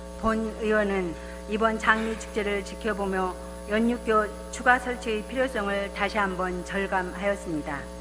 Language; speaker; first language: Korean; native; Korean